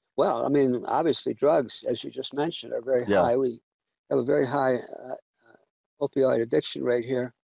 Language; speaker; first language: English; native; English